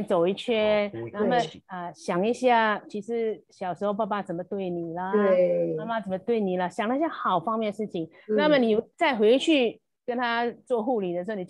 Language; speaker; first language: Chinese; native; Chinese